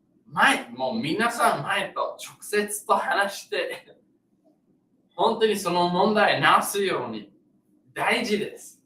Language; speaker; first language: Japanese; non-native, learner; English